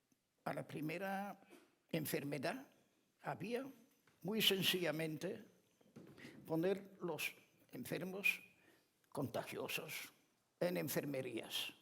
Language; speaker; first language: Spanish; non-native, fluent; Ladino